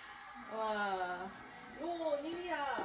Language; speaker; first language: Japanese; native; Japanese